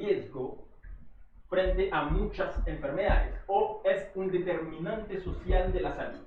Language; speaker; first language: Spanish; non-native, fluent; Haitian Creole